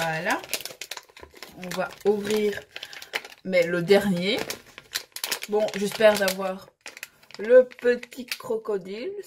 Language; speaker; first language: French; native; French